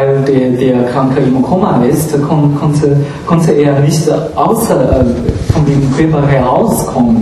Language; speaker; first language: German; non-native, learner; Chinese